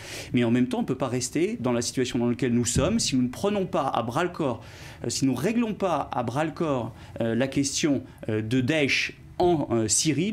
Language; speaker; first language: French; native; French